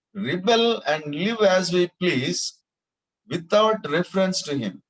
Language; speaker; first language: English; non-native, local second language; Telugu